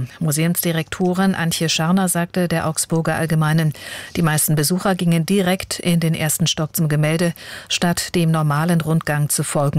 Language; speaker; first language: German; native; German